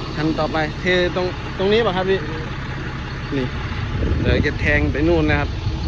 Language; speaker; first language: Thai; non-native, local second language; Northern Khmer